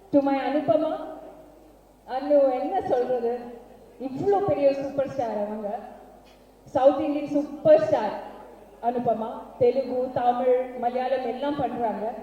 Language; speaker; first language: Tamil; non-native, learner; Malayalam